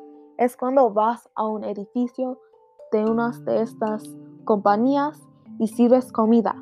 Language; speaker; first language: Spanish; non-native, learner; English